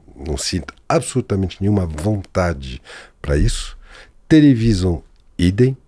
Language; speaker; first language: Portuguese; non-native, fluent; French